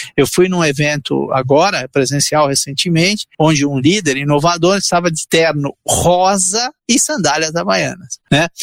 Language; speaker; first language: Portuguese; early bilingual, other home language; Italian